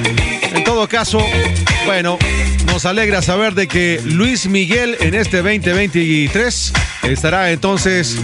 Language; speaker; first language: Spanish; native; Spanish